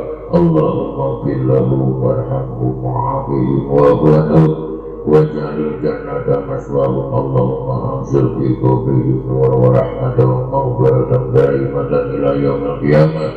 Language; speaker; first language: Arabic; non-native, fluent; Sundanese